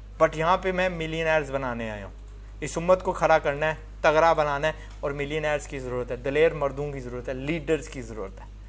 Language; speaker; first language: Urdu; non-native, fluent; English